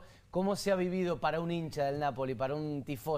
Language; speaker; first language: Spanish; native; Spanish